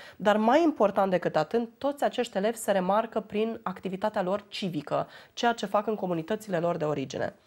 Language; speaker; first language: Romanian; native; Romanian